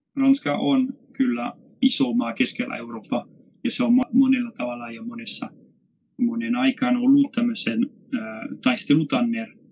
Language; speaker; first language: Finnish; non-native, fluent; French